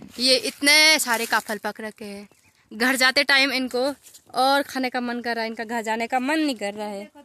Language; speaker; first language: Hindi; non-native, local second language; Garhwali